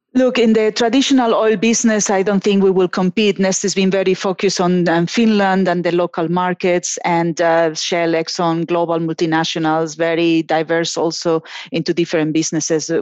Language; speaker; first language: English; non-native, fluent; Spanish